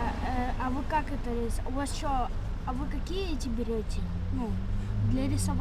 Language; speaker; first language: Russian; non-native, learner; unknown